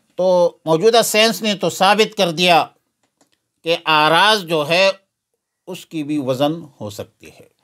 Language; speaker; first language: Urdu; non-native, local second language; Pashto